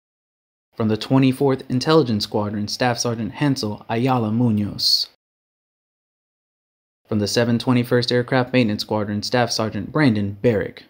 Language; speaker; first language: English; native; English